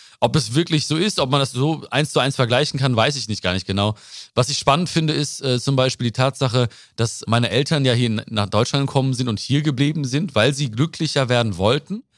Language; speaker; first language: German; early bilingual, other home language; Malayalam